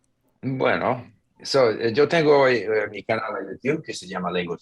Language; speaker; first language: Spanish; non-native, fluent; English